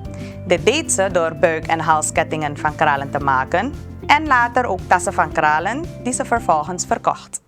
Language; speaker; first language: Dutch; native; Dutch